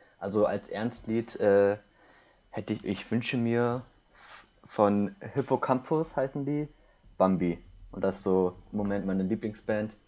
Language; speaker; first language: German; early bilingual, other home language; Korean